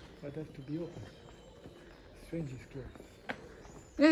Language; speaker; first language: English; non-native, fluent; Italian